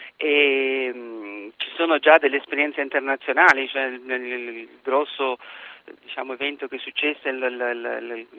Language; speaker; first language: Italian; native; Italian